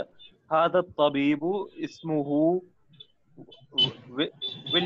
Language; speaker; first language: Arabic; non-native, learner; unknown